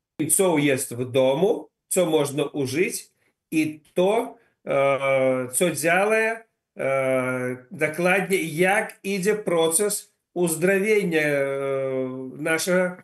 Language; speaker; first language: Polish; non-native, learner; Ukrainian